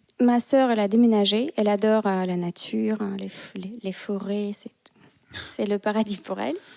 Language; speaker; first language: French; non-native, fluent; Russian